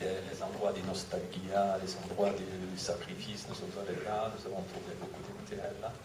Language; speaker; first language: French; non-native, fluent; Russian